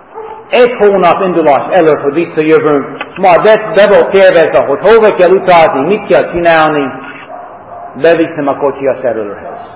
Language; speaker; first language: Hungarian; non-native, fluent; English